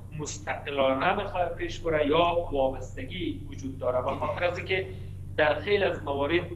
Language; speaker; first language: Persian; native; Persian